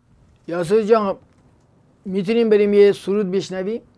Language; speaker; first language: Persian; native; Persian